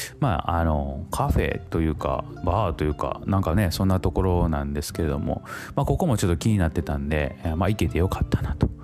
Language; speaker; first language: Japanese; native; Japanese